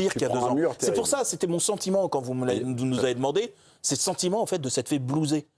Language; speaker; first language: French; native; French